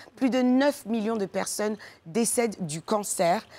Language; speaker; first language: French; native; French